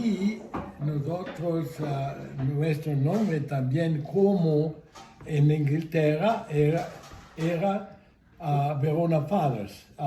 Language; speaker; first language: Spanish; non-native, fluent; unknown